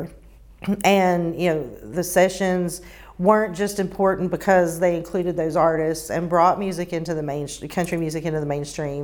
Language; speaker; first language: English; native; English